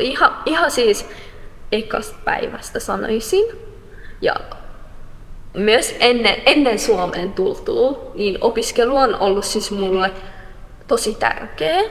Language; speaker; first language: Finnish; non-native, fluent; Persian